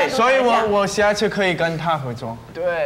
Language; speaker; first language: Chinese; non-native, learner; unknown